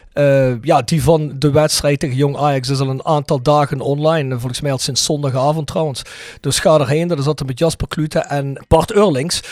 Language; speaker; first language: Dutch; native; Dutch